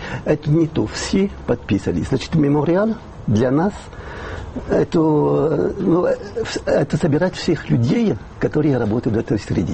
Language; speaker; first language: Russian; non-native, fluent; French